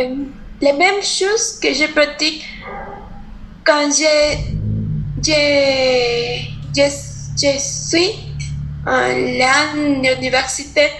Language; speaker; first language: French; non-native, learner; Spanish